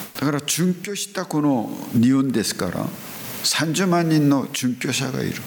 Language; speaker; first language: Japanese; non-native, fluent; Korean